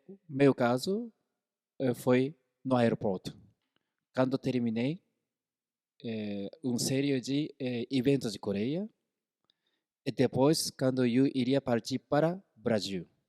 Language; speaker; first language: Portuguese; non-native, fluent; Korean